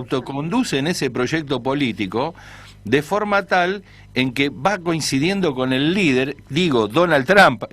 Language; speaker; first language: Spanish; native; Spanish